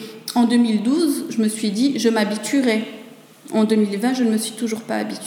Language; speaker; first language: French; native; French